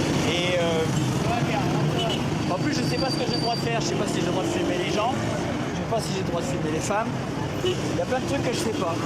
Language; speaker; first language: French; native; French